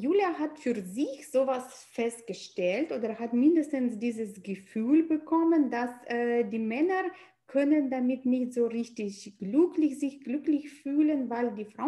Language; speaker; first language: German; non-native, fluent; Russian